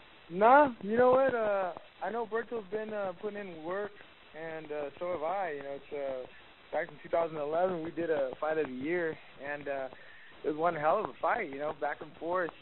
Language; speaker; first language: English; early bilingual, other home language; Spanish